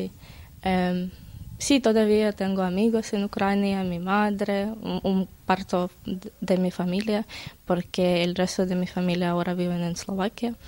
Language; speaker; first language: Spanish; non-native, learner; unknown